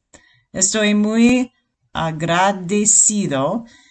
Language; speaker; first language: Spanish; non-native, fluent; English